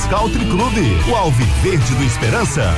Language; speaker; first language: Portuguese; native; Portuguese